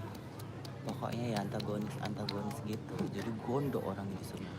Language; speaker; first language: Indonesian; native; Indonesian